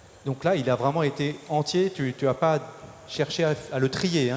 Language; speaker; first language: French; native; French